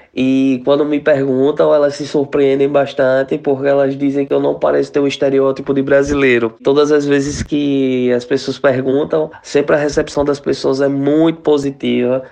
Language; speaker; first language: Portuguese; native; Portuguese